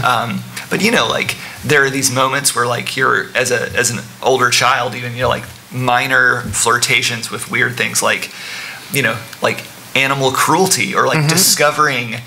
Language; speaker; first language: English; native; English